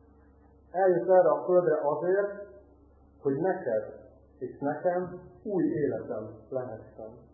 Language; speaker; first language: Hungarian; native; Hungarian